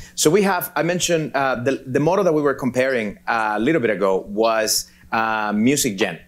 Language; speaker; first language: English; non-native, fluent; Spanish